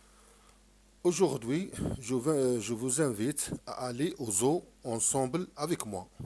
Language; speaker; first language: French; non-native, local second language; Arabic